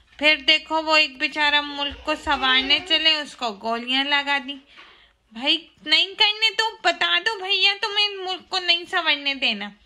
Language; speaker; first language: Urdu; native; Urdu